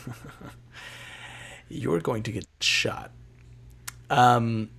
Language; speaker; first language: English; native; English